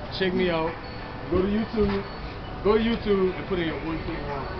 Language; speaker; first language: English; native; English